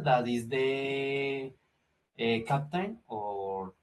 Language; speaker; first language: English; non-native, learner; Spanish